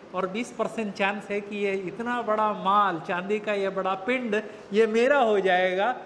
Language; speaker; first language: Hindi; native; Hindi